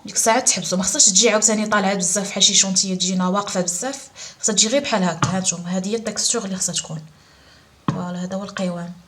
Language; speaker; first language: Arabic; native; Arabic